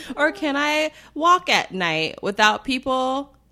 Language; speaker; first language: English; native; English